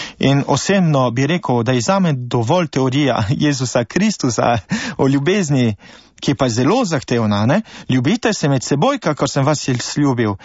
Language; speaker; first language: Slovenian; native; Slovenian